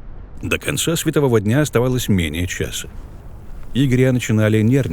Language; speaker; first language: Russian; native; Russian